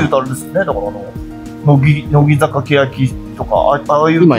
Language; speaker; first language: Japanese; native; Japanese